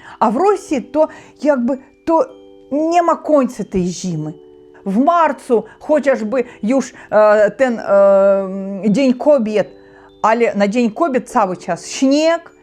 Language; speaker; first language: Polish; non-native, learner; Russian